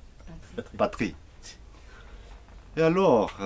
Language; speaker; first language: French; non-native, learner; Korean